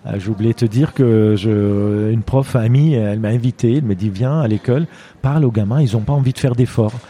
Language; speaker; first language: French; non-native, fluent; Armenian